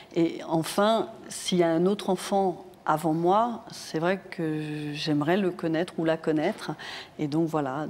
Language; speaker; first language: French; native; French